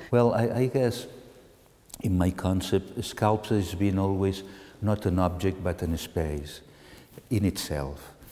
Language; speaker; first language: English; non-native, fluent; Catalan